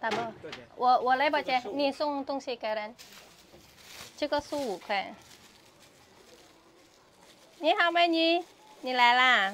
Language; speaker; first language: Chinese; non-native, fluent; Indonesian